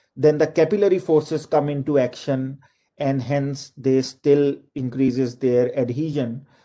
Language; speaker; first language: English; non-native, local second language; Urdu